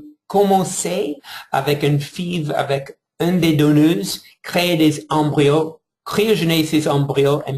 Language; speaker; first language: French; non-native, fluent; English